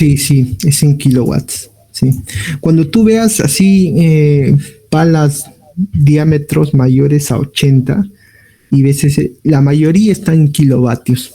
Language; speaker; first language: Spanish; native; Spanish